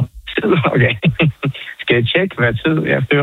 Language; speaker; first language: Danish; non-native, local second language; Faroese